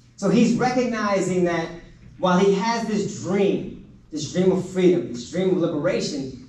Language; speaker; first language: English; native; English